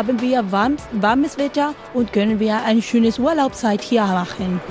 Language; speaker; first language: German; non-native, learner; Spanish